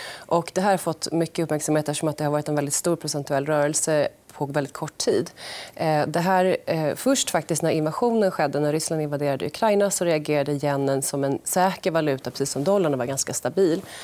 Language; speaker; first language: Swedish; native; Swedish